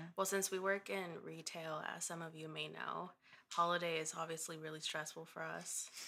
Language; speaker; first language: English; early bilingual, other home language; Spanish